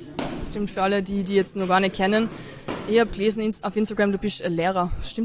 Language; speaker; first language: German; native; German